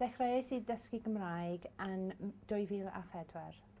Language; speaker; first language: Welsh; non-native, local second language; English